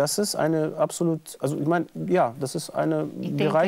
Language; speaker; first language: German; non-native, fluent; Russian